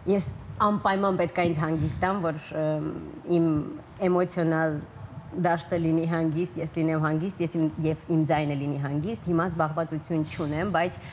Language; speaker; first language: Armenian; early bilingual, heritage; Armenian